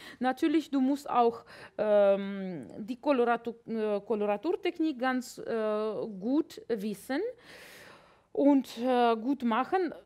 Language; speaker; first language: German; non-native, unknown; Latvian